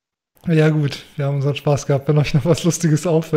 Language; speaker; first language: German; native; German